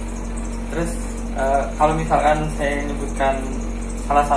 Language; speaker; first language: Indonesian; native; Indonesian